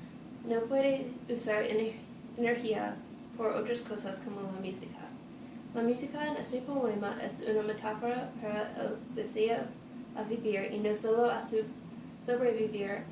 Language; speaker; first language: Spanish; non-native, learner; English